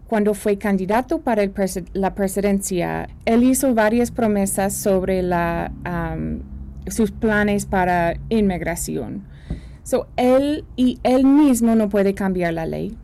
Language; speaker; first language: Spanish; early bilingual, heritage; Spanish